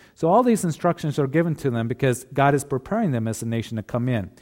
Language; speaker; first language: English; native; English